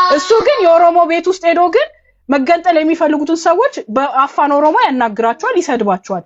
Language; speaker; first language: Amharic; native; Amharic